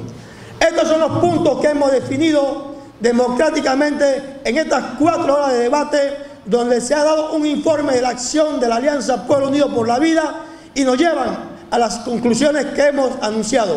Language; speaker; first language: Spanish; native; Spanish